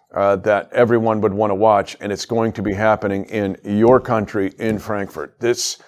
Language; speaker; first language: English; native; English